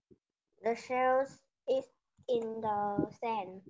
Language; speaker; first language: English; non-native, learner; Vietnamese